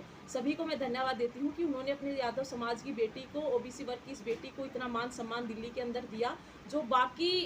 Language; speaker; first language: Hindi; native; Hindi